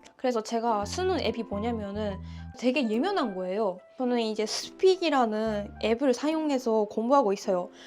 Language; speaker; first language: Korean; non-native, fluent; Japanese